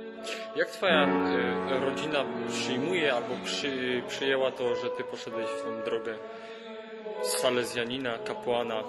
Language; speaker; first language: Polish; native; Polish